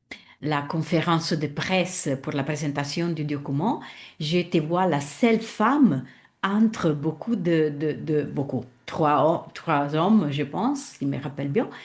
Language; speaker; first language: French; non-native, fluent; Italian